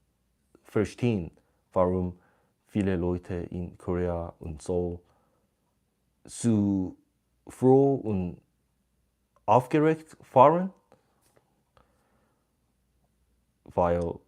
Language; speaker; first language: German; non-native, learner; Korean